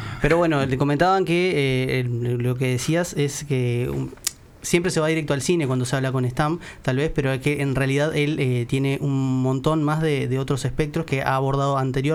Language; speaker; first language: Spanish; native; Spanish